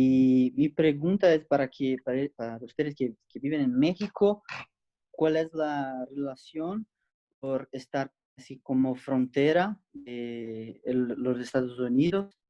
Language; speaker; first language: Spanish; non-native, learner; Portuguese